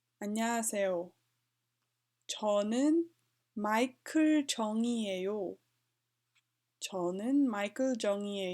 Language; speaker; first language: Korean; non-native, learner; English